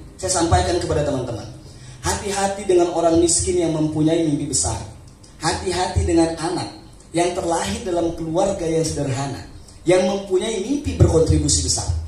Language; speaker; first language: Indonesian; non-native, local second language; Sundanese